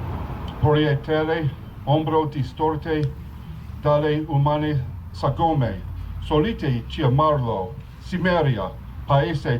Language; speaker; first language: Italian; non-native, learner; English